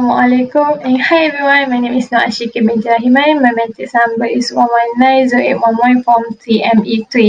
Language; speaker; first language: English; non-native, local second language; Malay